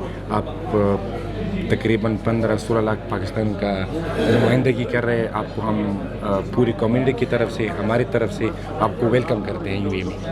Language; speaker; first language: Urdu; non-native, local second language; Pashto